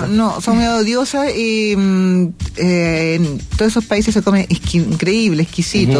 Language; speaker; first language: Spanish; native; Spanish